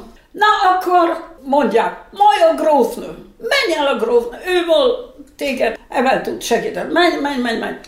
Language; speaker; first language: Hungarian; early bilingual, heritage; Hungarian